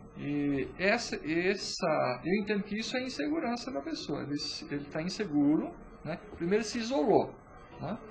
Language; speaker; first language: Portuguese; native; Portuguese